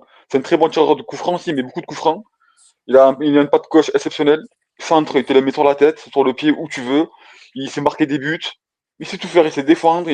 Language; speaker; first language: French; native; French